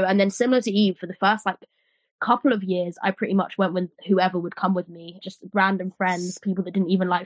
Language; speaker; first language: English; native; English